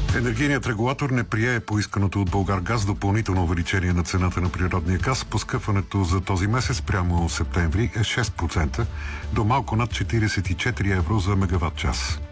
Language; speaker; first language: Bulgarian; native; Bulgarian